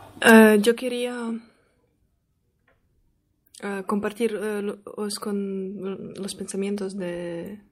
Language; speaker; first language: Spanish; non-native, learner; Russian